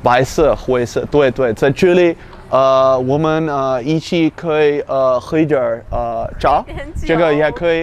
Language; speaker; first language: Chinese; non-native, learner; Dutch